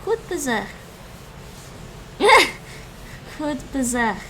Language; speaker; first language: Dutch; non-native, learner; English